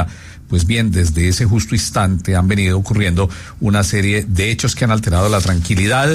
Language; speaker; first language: Spanish; native; Spanish